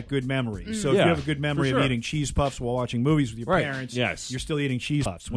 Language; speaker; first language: English; native; English